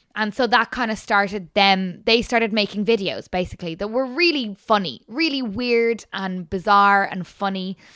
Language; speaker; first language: English; native; English